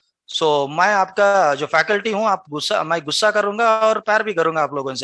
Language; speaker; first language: Hindi; non-native, local second language; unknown